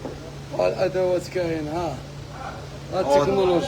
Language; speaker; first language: Arabic; native; Arabic